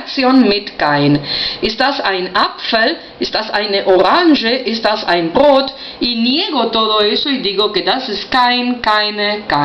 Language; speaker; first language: German; non-native, fluent; Spanish